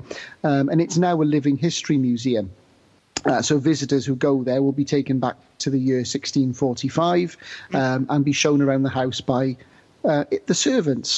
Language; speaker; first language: English; native; English